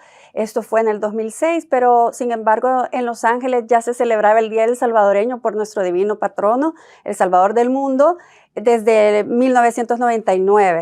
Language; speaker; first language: Spanish; native; Spanish